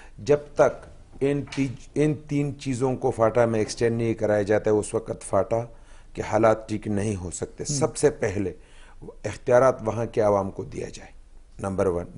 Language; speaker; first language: Urdu; non-native, local second language; Pashto